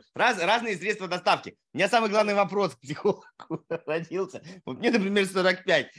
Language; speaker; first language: Russian; native; Russian